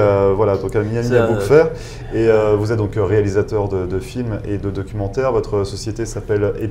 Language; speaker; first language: French; native; French